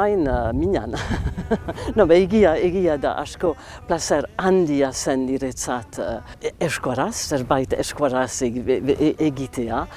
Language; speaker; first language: Basque; non-native, local second language; English